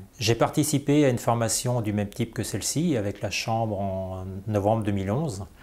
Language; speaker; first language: French; native; French